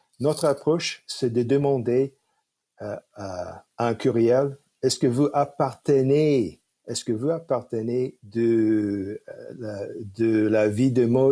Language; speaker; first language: French; non-native, fluent; English